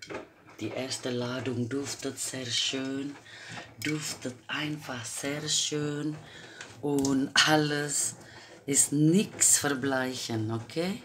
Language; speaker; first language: German; non-native, fluent; Croatian